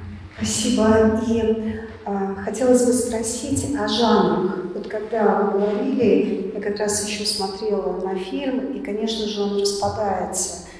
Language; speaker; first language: Russian; native; Russian